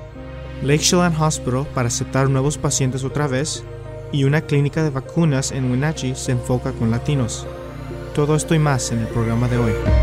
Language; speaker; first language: Spanish; native; Spanish